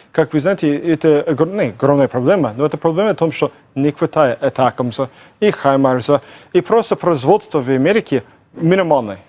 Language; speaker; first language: Russian; non-native, fluent; English